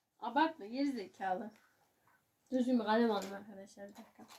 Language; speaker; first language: Turkish; native; Turkish